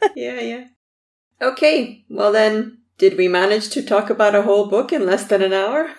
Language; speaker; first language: English; early bilingual, other home language; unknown